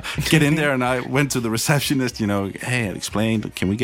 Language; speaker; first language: English; non-native, fluent; Danish